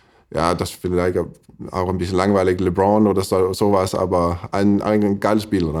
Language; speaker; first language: German; non-native, fluent; Danish